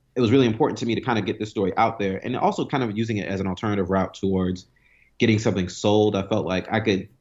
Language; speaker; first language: English; native; English